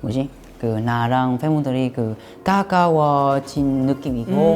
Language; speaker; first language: Korean; non-native, learner; Vietnamese